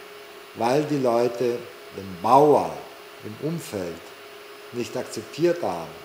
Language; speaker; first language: German; non-native, fluent; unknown